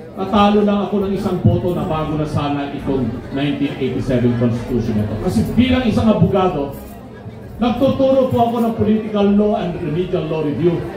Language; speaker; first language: Filipino; non-native, local second language; Iloko